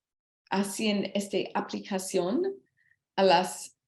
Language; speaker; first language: Spanish; non-native, learner; English